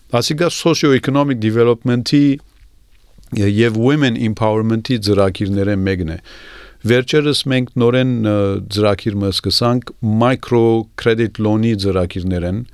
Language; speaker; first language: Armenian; early bilingual, heritage; Armenian